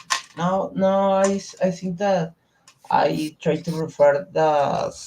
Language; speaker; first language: English; non-native, learner; Spanish